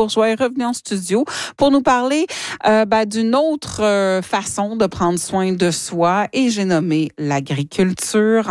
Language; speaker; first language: French; native; French